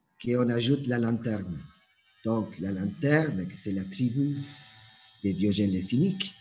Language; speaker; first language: French; non-native, fluent; Spanish